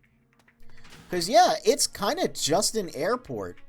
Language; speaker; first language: English; native; English